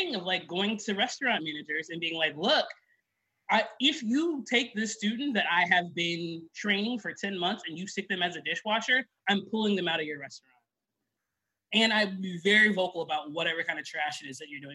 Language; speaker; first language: English; native; English